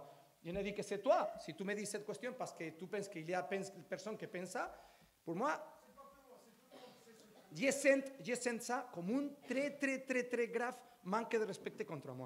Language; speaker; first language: French; non-native, learner; Spanish